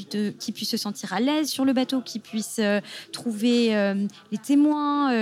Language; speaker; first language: French; native; French